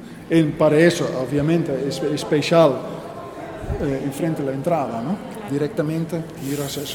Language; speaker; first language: Spanish; non-native, learner; Dutch